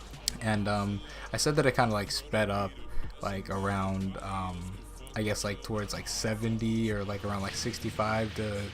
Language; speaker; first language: English; native; English